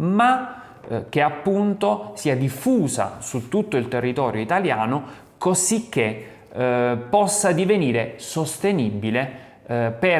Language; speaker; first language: Italian; native; Italian